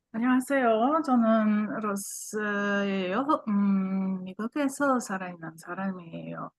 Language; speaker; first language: Korean; non-native, learner; English